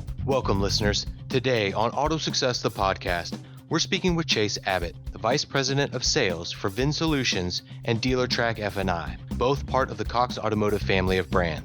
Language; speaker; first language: English; native; English